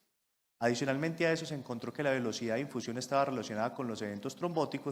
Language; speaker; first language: Spanish; native; Spanish